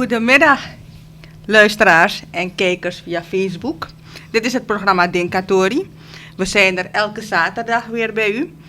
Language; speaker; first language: Dutch; native; Dutch